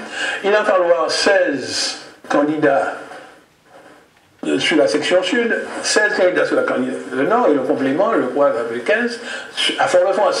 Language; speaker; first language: French; native; French